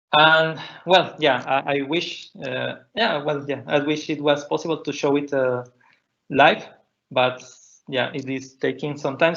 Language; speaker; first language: English; non-native, fluent; Spanish